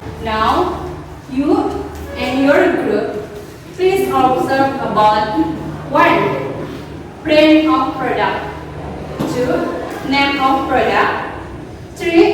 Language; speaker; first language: English; non-native, learner; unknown